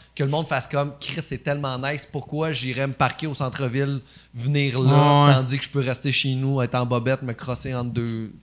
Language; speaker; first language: French; native; French